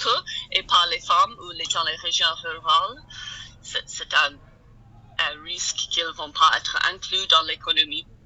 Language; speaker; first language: French; non-native, learner; English